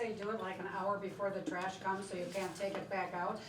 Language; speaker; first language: English; native; English